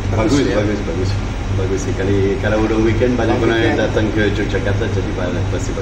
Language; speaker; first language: Indonesian; non-native, fluent; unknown